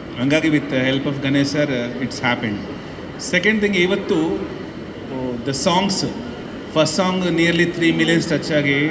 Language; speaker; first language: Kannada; non-native, learner; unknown